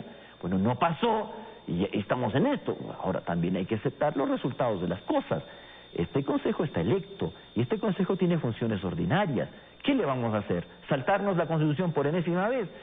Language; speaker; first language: Spanish; native; Spanish